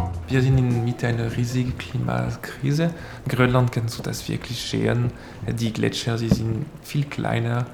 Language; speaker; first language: German; non-native, learner; French